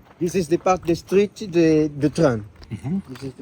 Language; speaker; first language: English; non-native, learner; Portuguese